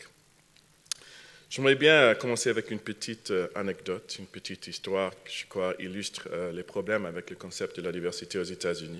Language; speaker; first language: French; non-native, fluent; English